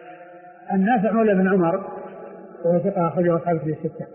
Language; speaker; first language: Arabic; native; Arabic